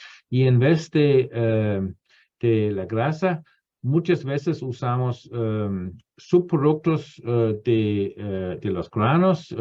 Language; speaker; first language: Spanish; non-native, fluent; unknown